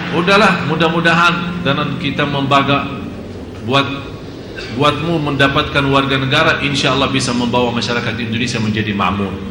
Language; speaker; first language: Indonesian; non-native, fluent; Arabic